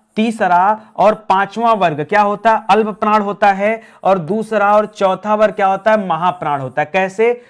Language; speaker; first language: Hindi; native; Hindi